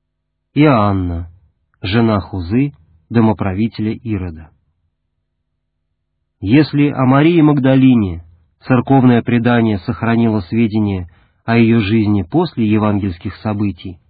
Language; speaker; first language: Russian; native; Russian